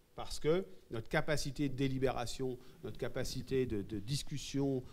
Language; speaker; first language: French; native; French